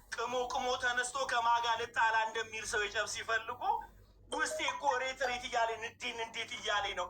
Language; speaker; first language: Amharic; non-native, local second language; Somali